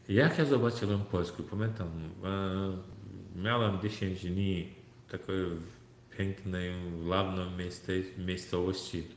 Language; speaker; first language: Polish; non-native, learner; Turkmen